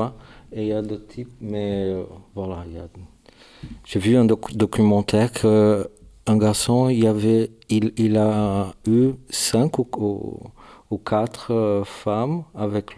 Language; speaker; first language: French; non-native, learner; Portuguese